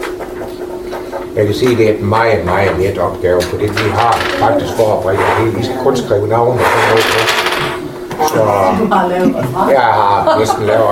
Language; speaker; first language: Danish; native; Danish